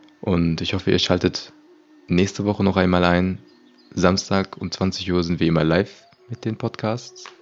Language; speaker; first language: German; early bilingual, other home language; Turkish